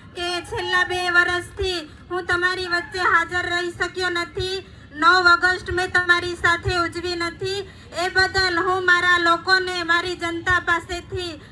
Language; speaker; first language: Gujarati; non-native, local second language; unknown